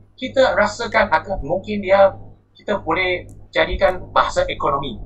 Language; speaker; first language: Malay; non-native, local second language; Chinese